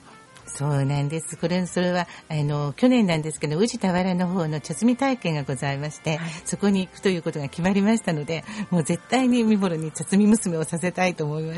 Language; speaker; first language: Japanese; native; Japanese